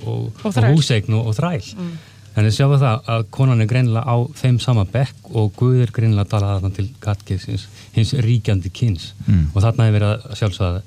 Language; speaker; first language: Icelandic; native; Icelandic